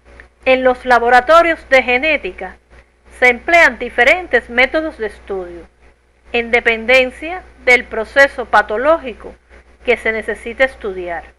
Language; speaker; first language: Spanish; native; Spanish